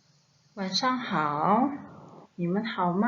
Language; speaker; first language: Chinese; non-native, fluent; Indonesian